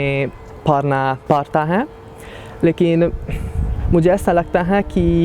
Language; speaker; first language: Hindi; non-native, fluent; Hungarian